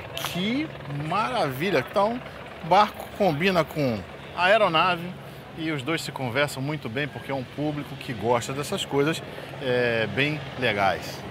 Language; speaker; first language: Portuguese; native; Portuguese